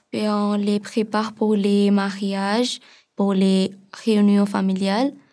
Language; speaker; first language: French; non-native, fluent; Bangla